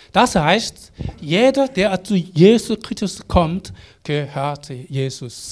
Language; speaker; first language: German; non-native, learner; Korean